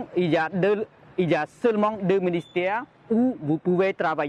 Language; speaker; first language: French; non-native, fluent; Khmer